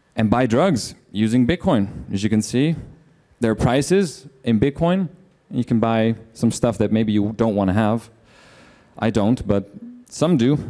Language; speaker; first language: English; non-native, fluent; Dutch